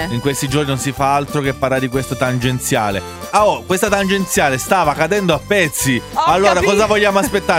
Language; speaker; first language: Italian; native; Italian